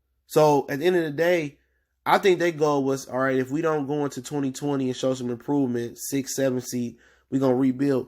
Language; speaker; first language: English; native; English